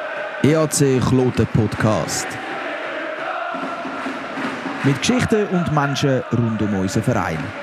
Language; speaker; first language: German; native; German